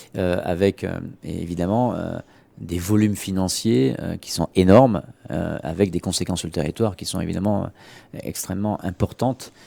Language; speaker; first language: French; native; French